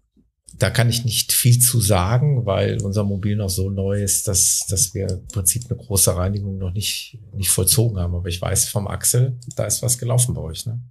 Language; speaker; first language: German; native; German